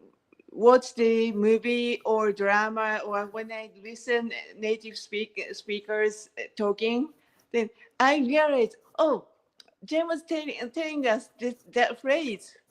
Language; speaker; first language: English; non-native, learner; Japanese